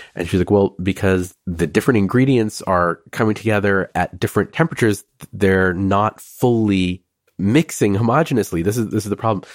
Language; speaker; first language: English; early bilingual, other home language; Hindi